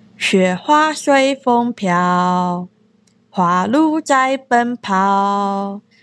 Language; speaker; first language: Japanese; non-native, fluent; Chinese